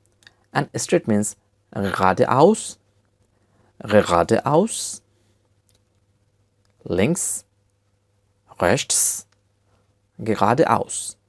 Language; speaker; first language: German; non-native, fluent; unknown